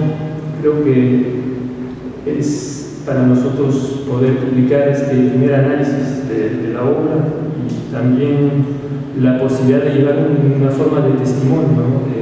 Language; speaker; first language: Spanish; non-native, fluent; French